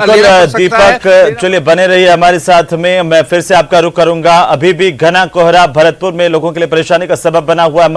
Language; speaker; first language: Hindi; native; Hindi